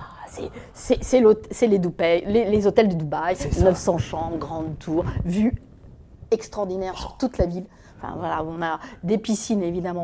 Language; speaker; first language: French; native; French